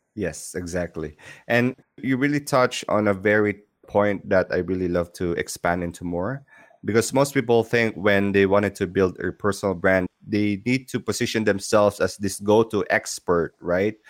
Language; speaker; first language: English; non-native, local second language; Filipino